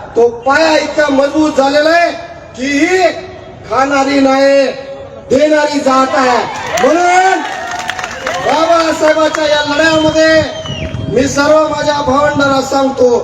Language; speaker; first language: Marathi; native; Marathi